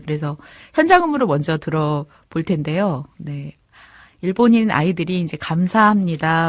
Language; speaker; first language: Korean; native; Korean